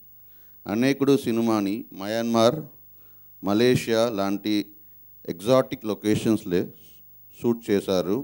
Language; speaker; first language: Telugu; native; Telugu